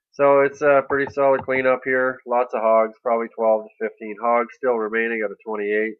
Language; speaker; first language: English; native; English